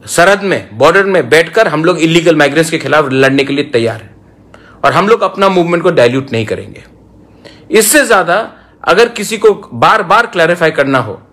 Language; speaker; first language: Hindi; non-native, local second language; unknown